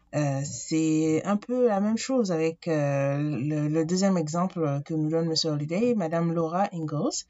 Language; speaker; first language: French; native; French